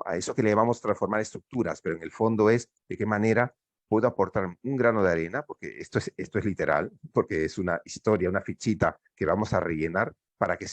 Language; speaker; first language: Spanish; native; Spanish